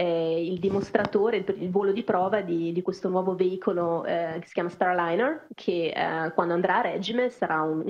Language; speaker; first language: Italian; native; Italian